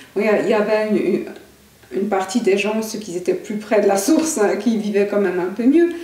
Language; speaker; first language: French; non-native, fluent; Polish